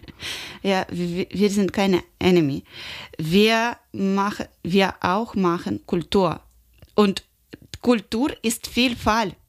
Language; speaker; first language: German; non-native, learner; Ukrainian